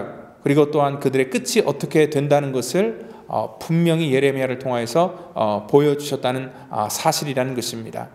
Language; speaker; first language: Korean; native; Korean